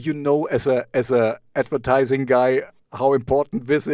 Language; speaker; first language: English; non-native, fluent; German